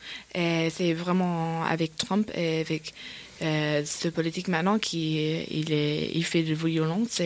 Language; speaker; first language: French; non-native, learner; English